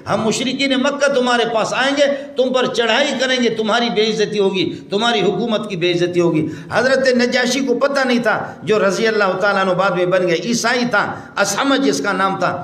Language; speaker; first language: Urdu; non-native, local second language; Baluchi